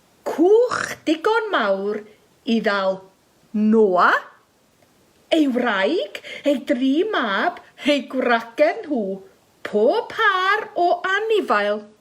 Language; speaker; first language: Welsh; native; Welsh